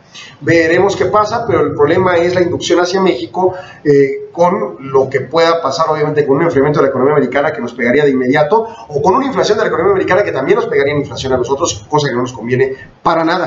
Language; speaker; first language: Spanish; native; Spanish